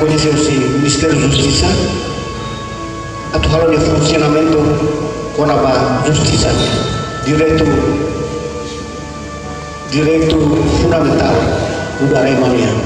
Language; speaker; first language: Portuguese; non-native, learner; Tetum